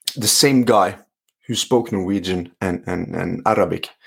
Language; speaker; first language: English; non-native, fluent; Norwegian